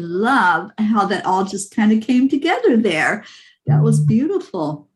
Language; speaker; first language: English; native; English